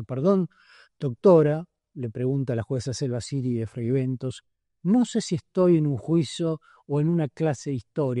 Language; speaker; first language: Spanish; native; Spanish